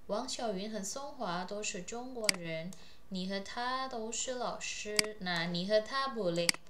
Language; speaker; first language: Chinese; non-native, fluent; Indonesian